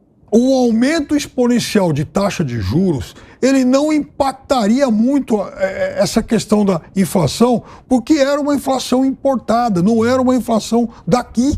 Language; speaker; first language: Portuguese; native; Portuguese